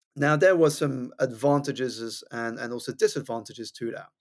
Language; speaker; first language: English; native; English